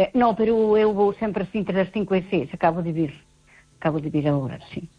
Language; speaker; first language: Galician; native; Galician